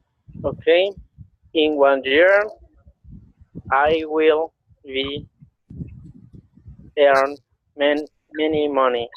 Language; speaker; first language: English; non-native, learner; Spanish